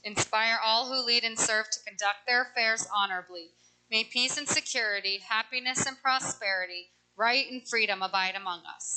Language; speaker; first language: English; native; English